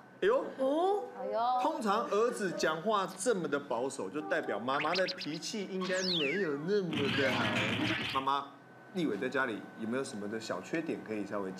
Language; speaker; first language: Chinese; native; Chinese